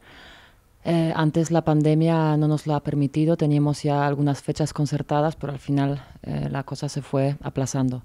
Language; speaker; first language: Spanish; non-native, fluent; Polish